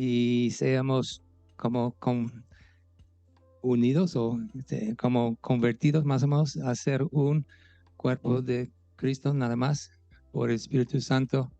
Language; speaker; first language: Spanish; non-native, local second language; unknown